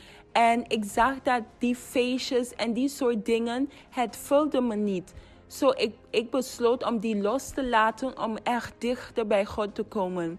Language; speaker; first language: Dutch; non-native, fluent; English